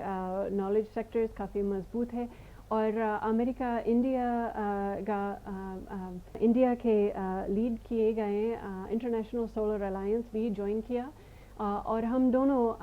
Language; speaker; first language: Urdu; non-native, fluent; English